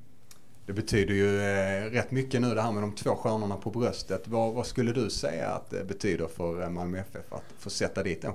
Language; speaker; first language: Swedish; native; Swedish